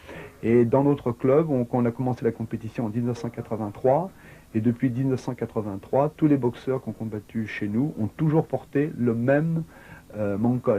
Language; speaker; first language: French; native; French